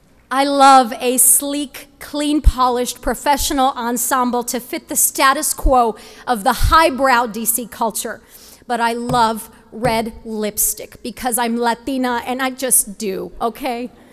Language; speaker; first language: English; early bilingual, other home language; Spanish